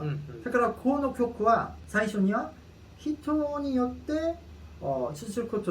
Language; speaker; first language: Japanese; non-native, learner; Korean